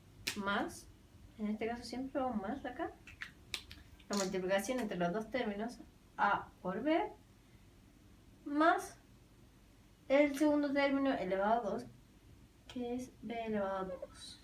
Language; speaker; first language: Spanish; native; Spanish